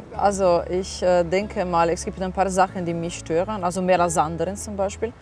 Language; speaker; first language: German; non-native, fluent; Italian